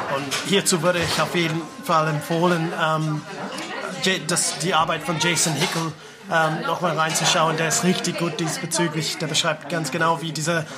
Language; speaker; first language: German; non-native, fluent; English